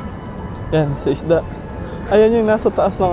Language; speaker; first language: Filipino; native; Filipino